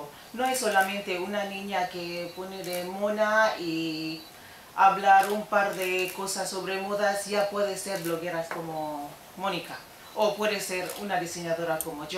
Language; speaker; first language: Spanish; non-native, fluent; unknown